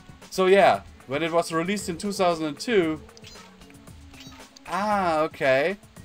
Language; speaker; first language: English; non-native, fluent; German